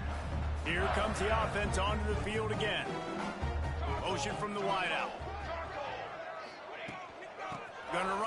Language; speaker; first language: English; native; English